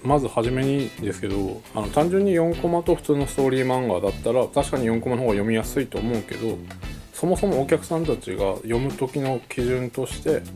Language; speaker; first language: Japanese; native; Japanese